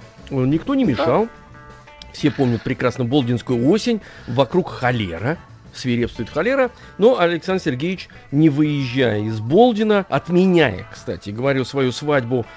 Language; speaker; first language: Russian; native; Russian